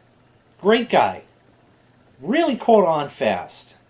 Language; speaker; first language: English; native; English